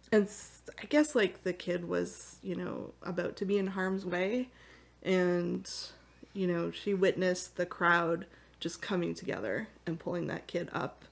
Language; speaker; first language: English; native; English